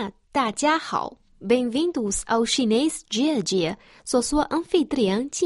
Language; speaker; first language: Portuguese; non-native, fluent; Chinese